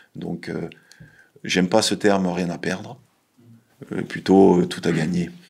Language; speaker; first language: French; native; French